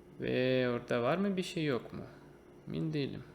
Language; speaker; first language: Turkish; non-native, fluent; Russian